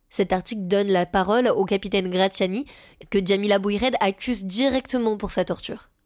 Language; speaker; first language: French; native; French